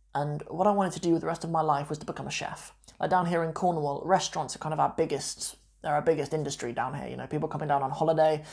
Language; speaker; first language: English; native; English